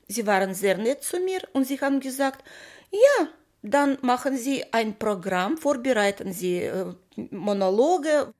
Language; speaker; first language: German; non-native, fluent; Romanian